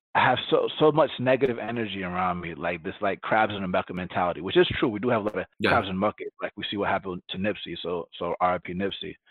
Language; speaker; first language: English; early bilingual, other home language; Spanish